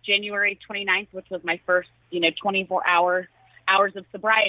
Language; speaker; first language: English; native; English